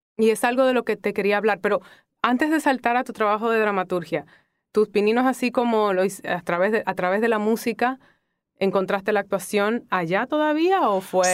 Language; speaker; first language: Spanish; native; Spanish